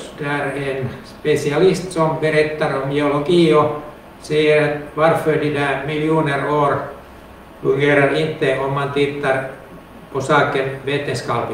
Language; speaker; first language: Swedish; non-native, local second language; Finnish